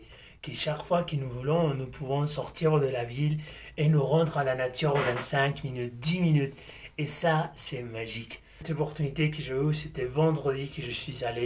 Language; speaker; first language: French; non-native, fluent; Spanish